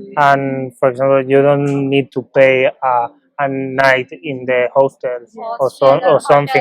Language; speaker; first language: English; non-native, learner; Spanish